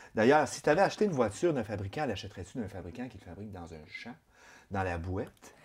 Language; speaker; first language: French; native; French